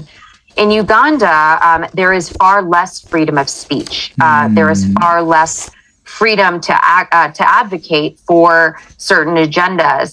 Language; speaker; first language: English; native; English